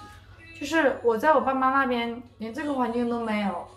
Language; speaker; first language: Chinese; native; Chinese